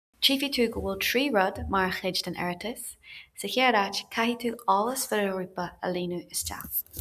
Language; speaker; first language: Irish; native; Irish